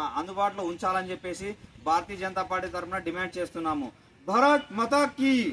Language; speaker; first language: Telugu; native; Telugu